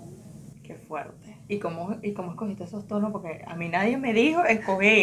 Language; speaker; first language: Spanish; native; Spanish